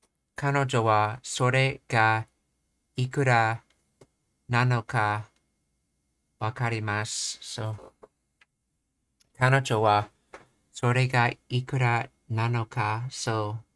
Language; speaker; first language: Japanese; non-native, learner; English